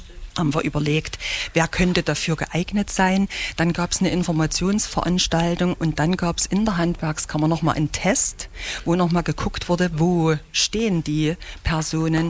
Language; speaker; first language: German; native; German